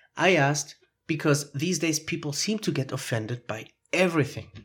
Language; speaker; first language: English; non-native, fluent; German